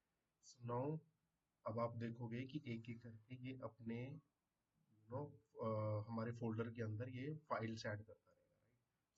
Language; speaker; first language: Hindi; non-native, local second language; Punjabi